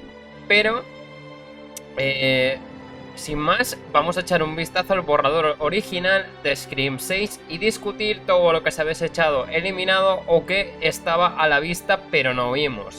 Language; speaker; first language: Spanish; native; Spanish